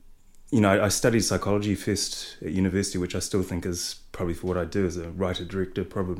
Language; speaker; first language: English; native; English